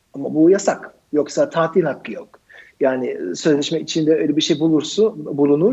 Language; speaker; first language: Turkish; non-native, fluent; German